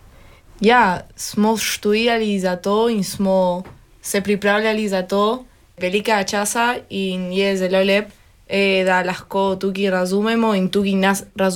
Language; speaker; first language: Slovenian; early bilingual, heritage; Spanish